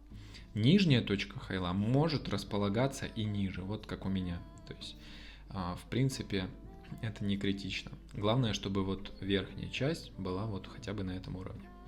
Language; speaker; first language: Russian; native; Russian